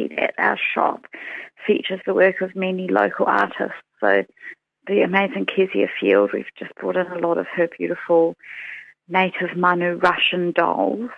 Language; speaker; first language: English; native; English